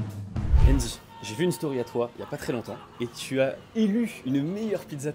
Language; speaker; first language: French; native; French